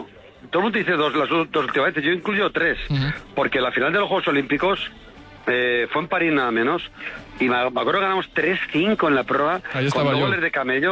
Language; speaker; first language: Spanish; native; Spanish